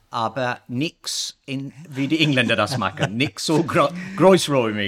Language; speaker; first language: German; non-native, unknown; English